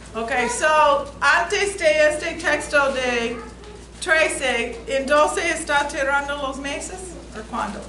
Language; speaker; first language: Spanish; non-native, fluent; English